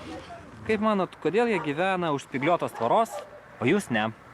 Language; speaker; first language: Lithuanian; native; Lithuanian